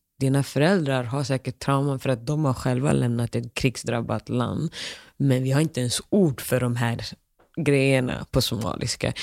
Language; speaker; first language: Swedish; early bilingual, other home language; Somali